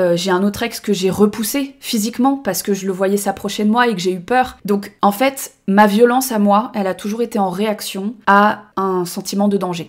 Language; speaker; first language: French; native; French